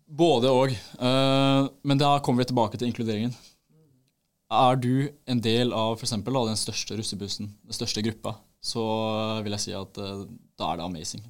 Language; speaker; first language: Norwegian; native; Norwegian